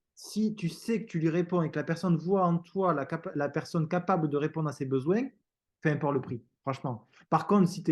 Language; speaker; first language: French; native; French